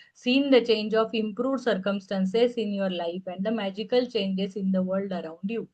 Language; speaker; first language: English; non-native, local second language; Marathi